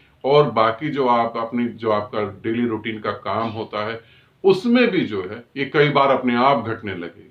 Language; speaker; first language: Hindi; native; Hindi